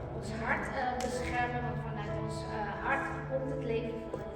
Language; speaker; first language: Dutch; non-native, fluent; Indonesian